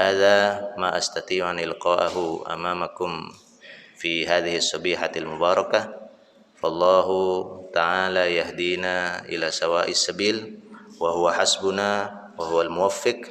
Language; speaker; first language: Arabic; non-native, fluent; Indonesian